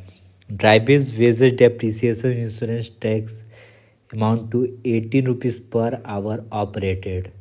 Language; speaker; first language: Hindi; native; Hindi